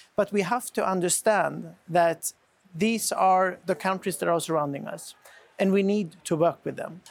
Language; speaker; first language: English; non-native, fluent; Swedish